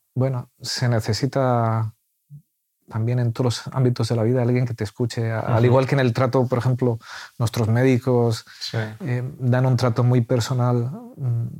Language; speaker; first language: Spanish; native; Spanish